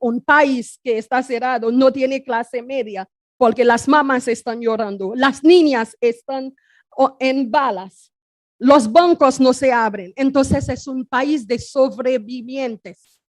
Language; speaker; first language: Spanish; non-native, fluent; Haitian Creole